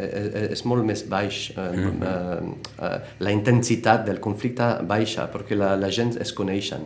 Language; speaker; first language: Catalan; non-native, fluent; French